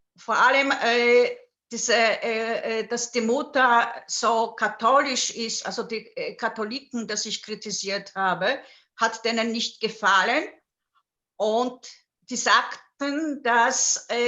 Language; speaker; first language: German; non-native, fluent; Polish